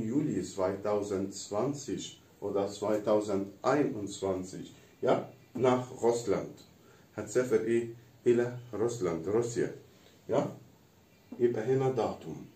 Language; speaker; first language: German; non-native, fluent; Arabic